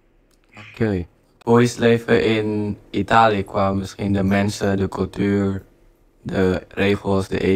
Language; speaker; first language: Dutch; non-native, fluent; Indonesian